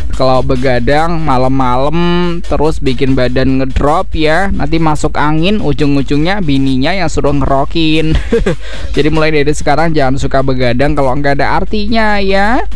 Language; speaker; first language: Indonesian; native; Indonesian